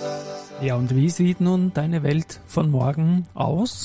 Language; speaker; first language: German; native; German